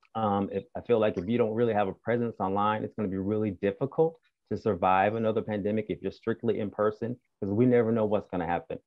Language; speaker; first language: English; native; English